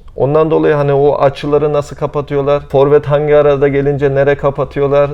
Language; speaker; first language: Turkish; early bilingual, heritage; Turkish